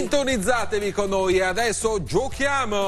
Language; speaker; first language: Italian; native; Italian